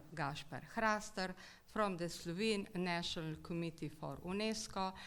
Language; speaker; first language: English; non-native, fluent; Slovenian